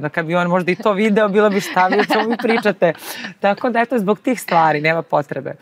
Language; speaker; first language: Serbian; native; Serbian